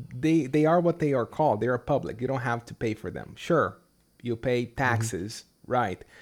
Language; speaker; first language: English; non-native, fluent; Portuguese